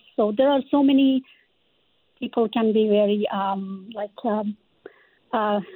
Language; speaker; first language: English; non-native, fluent; Persian